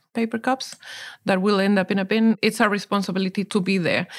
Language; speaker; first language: English; non-native, fluent; Spanish